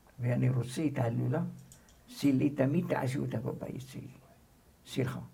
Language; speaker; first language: Hebrew; non-native, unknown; Arabic